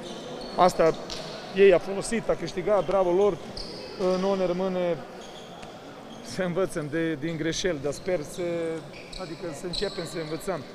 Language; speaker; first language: Romanian; non-native, fluent; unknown